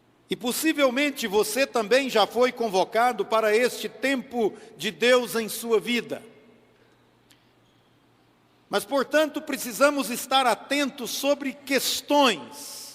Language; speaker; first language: Portuguese; native; Portuguese